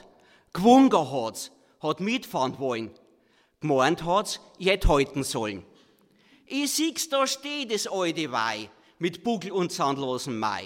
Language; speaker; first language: German; native; German